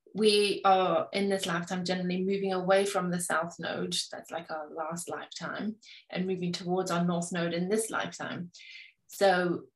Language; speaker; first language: English; native; English